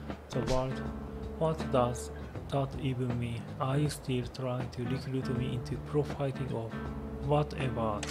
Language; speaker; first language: English; non-native, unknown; Japanese